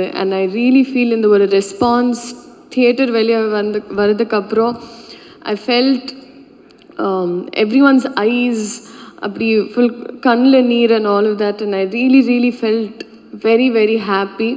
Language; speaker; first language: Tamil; non-native, learner; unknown